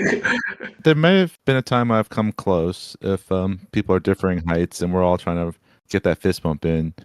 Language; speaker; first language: English; native; English